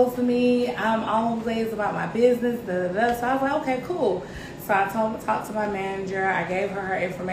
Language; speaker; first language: English; native; English